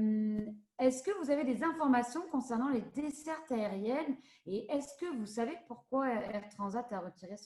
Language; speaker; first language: French; native; French